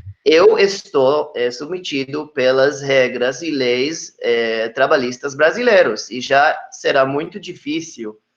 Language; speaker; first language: Portuguese; non-native, fluent; Hebrew